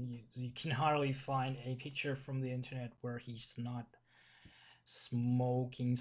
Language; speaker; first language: English; non-native, fluent; Finnish